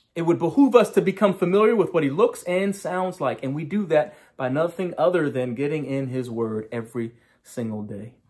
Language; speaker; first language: English; native; English